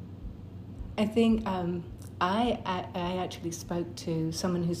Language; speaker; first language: English; native; English